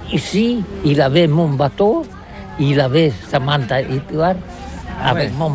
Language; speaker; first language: French; non-native, learner; Catalan